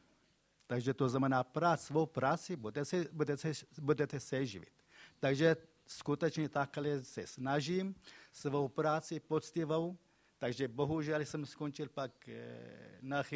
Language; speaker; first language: Czech; non-native, fluent; Kurdish